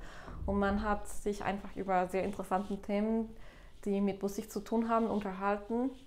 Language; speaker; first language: German; non-native, fluent; Spanish